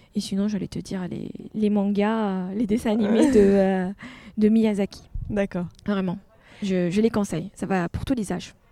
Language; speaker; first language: French; non-native, local second language; Arabic